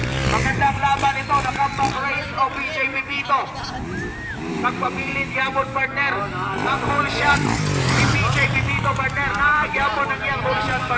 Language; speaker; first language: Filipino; non-native, local second language; Cebuano